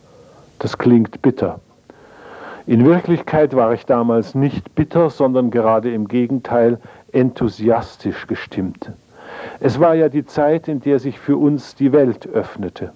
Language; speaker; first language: German; native; German